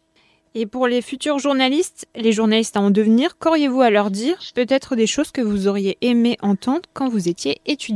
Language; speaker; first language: French; native; French